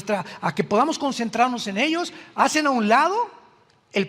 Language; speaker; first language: Spanish; native; Spanish